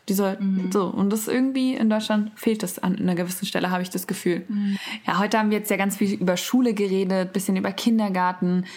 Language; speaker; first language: German; native; German